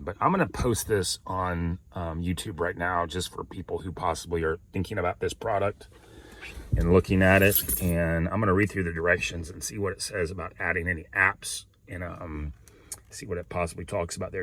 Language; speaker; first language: English; native; English